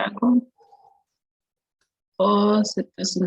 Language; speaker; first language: French; non-native, learner; Spanish